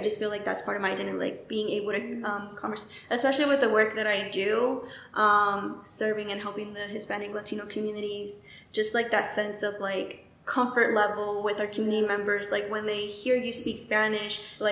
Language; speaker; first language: English; native; English